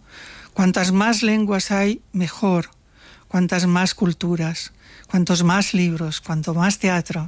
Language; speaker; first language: Spanish; non-native, local second language; Catalan